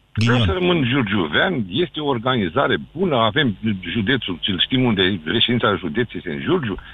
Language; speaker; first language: Romanian; native; Romanian